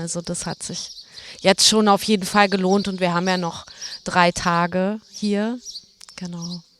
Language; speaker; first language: German; native; German